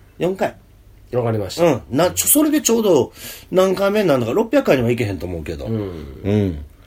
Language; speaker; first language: Japanese; native; Japanese